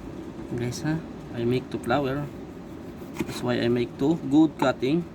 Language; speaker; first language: English; non-native, learner; Filipino